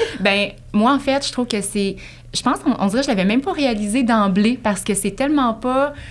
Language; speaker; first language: French; native; French